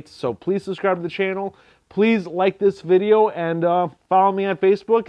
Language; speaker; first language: English; native; English